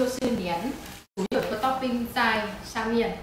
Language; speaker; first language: Chinese; non-native, fluent; Vietnamese